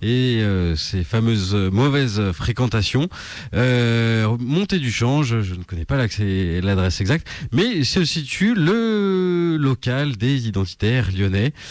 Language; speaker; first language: French; native; French